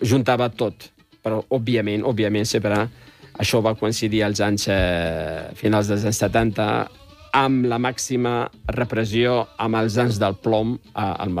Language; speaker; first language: Catalan; non-native, fluent; Riffian